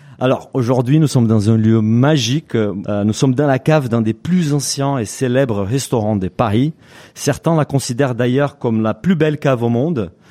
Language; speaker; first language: French; native; French